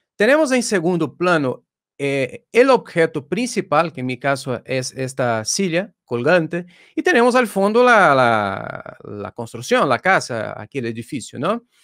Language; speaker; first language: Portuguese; native; Portuguese